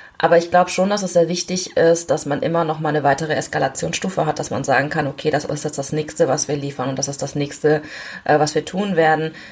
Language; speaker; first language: German; early bilingual, other home language; Korean